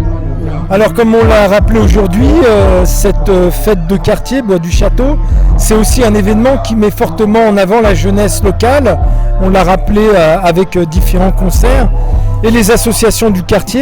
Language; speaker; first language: French; native; French